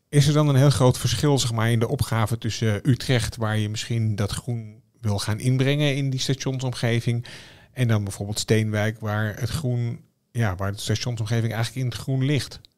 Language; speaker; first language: Dutch; native; Dutch